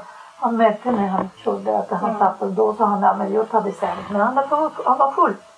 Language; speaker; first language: Swedish; non-native, fluent; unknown